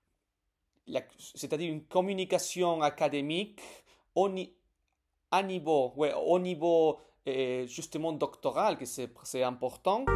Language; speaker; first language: French; non-native, fluent; Spanish